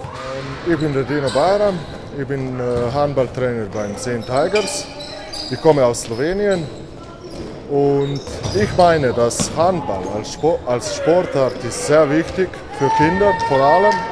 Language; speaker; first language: German; non-native, fluent; Slovenian